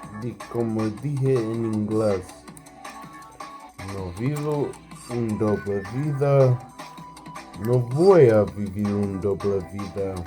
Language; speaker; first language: Spanish; non-native, learner; English